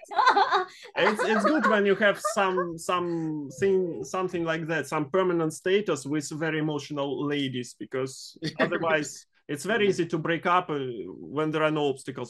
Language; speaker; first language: English; non-native, fluent; Russian